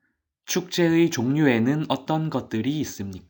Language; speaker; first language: Korean; native; Korean